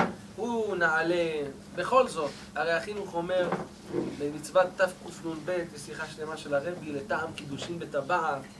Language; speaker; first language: Hebrew; native; Hebrew